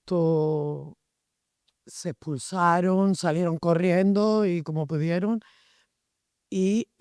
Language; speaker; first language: Spanish; native; Spanish